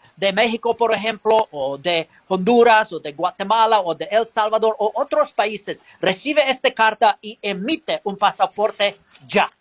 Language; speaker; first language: Spanish; non-native, learner; English